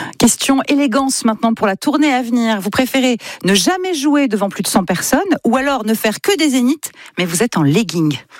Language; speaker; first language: French; native; French